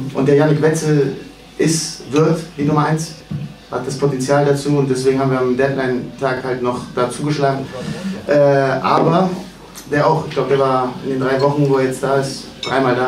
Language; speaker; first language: German; native; German